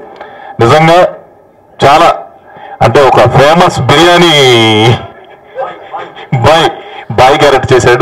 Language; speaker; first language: Telugu; native; Telugu